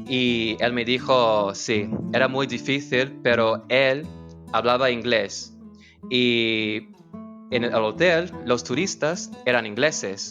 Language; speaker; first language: Spanish; non-native, fluent; English